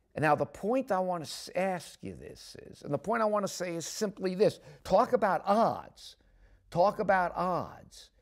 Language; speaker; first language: English; native; English